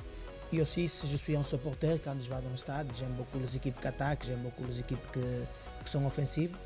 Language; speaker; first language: French; non-native, fluent; Portuguese